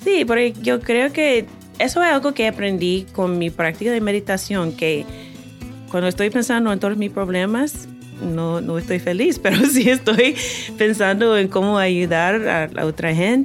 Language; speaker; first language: Spanish; non-native, fluent; English